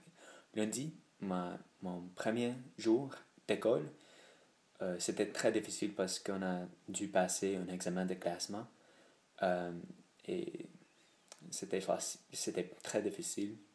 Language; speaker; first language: French; non-native, learner; English